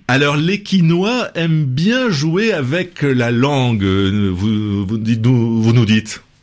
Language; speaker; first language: French; native; French